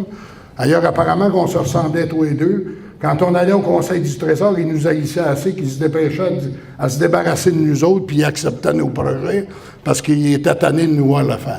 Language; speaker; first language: French; native; French